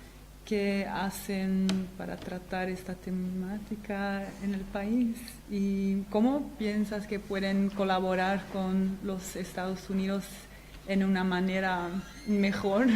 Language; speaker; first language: Spanish; non-native, fluent; Dutch